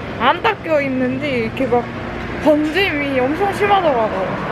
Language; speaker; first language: Korean; native; Korean